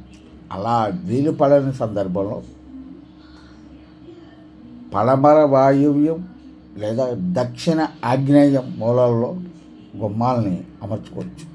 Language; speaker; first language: Telugu; native; Telugu